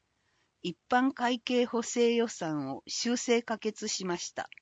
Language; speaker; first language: Japanese; native; Japanese